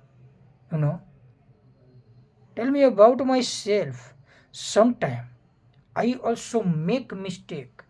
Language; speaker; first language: English; non-native, fluent; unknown